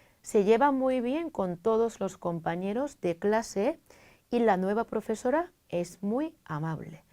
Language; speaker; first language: Spanish; non-native, fluent; Korean